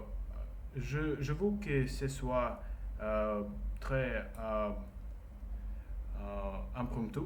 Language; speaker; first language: French; non-native, learner; Russian